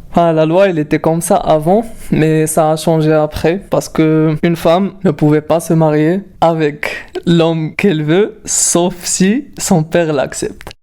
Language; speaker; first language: French; non-native, local second language; Arabic